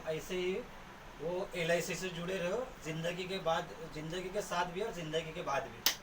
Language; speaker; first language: Hindi; non-native, local second language; Marathi